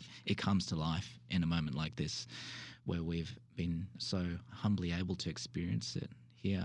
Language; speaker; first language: English; native; English